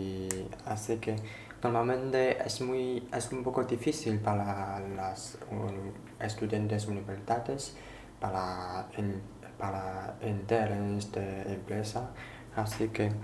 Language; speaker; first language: Spanish; non-native, learner; Chinese